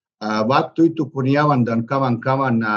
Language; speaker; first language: Indonesian; non-native, learner; Serbian